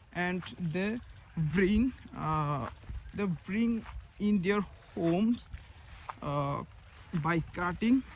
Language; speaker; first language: English; non-native, local second language; Bangla